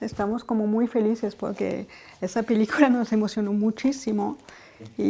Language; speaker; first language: Spanish; non-native, fluent; French